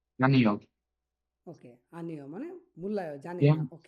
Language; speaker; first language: Korean; non-native, learner; Bangla